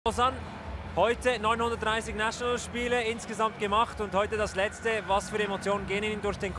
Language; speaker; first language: German; native; German